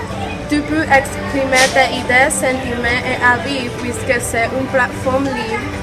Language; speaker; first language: French; non-native, learner; Spanish